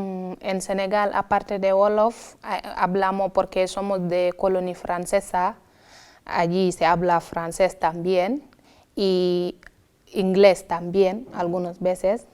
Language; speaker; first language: Spanish; non-native, fluent; Wolof